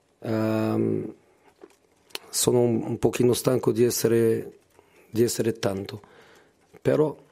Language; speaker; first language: Italian; non-native, learner; Portuguese